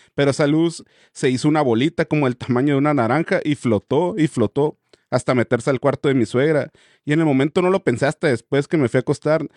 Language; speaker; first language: Spanish; native; Spanish